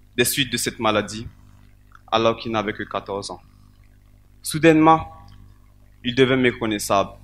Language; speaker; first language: French; non-native, local second language; Mossi